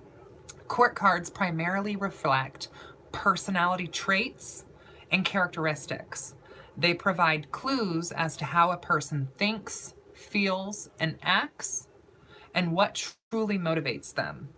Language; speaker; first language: English; native; English